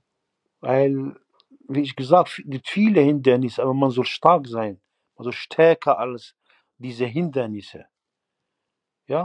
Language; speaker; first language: German; non-native, fluent; Arabic